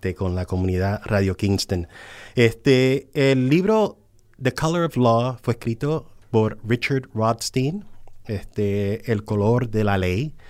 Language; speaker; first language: Spanish; early bilingual, heritage; English